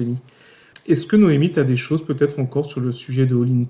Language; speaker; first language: French; native; French